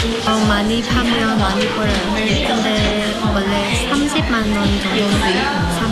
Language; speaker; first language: Korean; non-native, learner; Vietnamese